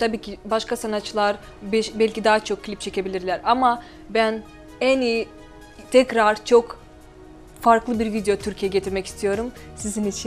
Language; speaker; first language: Turkish; non-native, fluent; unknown